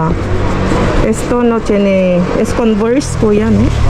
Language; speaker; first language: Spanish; non-native, learner; Filipino